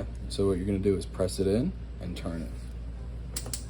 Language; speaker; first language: English; native; English